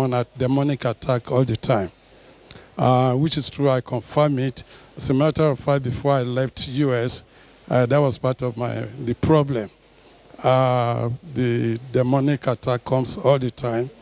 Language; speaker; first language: English; non-native, local second language; Yoruba